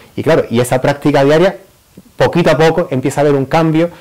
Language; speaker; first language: Spanish; native; Spanish